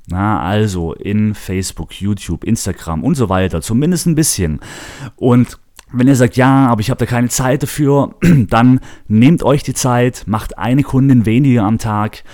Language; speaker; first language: German; native; German